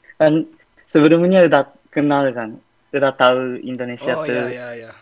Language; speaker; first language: Indonesian; non-native, fluent; Japanese